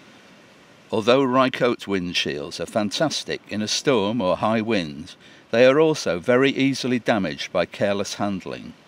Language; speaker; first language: English; native; English